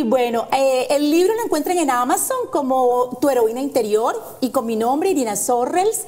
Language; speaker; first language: Spanish; native; Spanish